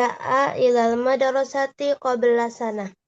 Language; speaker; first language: Arabic; non-native, learner; Indonesian